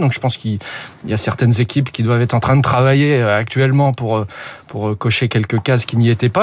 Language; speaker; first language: French; native; French